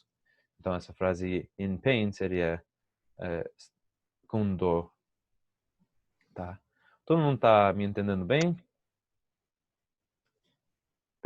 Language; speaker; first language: Portuguese; non-native, fluent; English